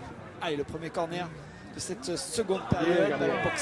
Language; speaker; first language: French; native; French